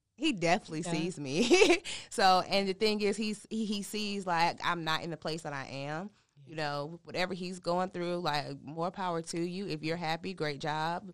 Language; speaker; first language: English; native; English